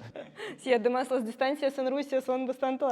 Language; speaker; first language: Spanish; non-native, fluent; Russian